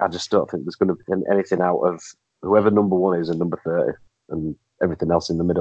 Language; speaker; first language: English; native; English